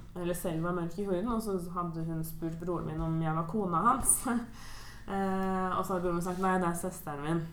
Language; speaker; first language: Norwegian; native; Norwegian